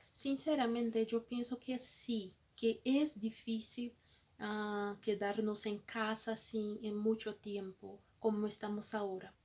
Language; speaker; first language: Spanish; non-native, fluent; Portuguese